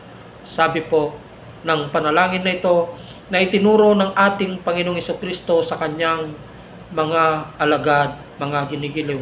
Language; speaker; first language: Filipino; native; Filipino